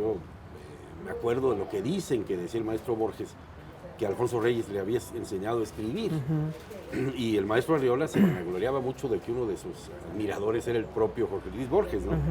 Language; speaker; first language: Spanish; native; Spanish